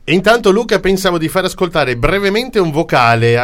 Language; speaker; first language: Italian; native; Italian